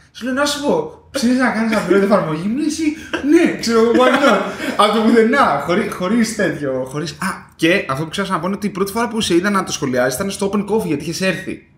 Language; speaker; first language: Greek; native; Greek